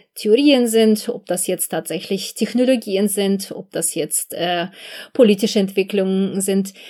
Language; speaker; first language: German; non-native, fluent; Russian